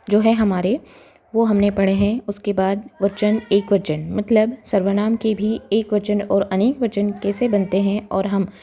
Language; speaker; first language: Hindi; non-native, local second language; Marathi